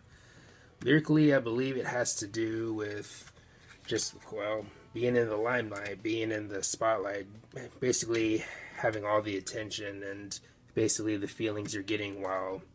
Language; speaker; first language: English; native; English